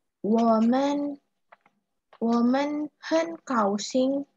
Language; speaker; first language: Chinese; non-native, learner; Indonesian